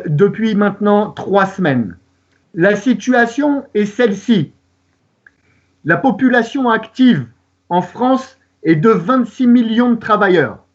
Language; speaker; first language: French; native; French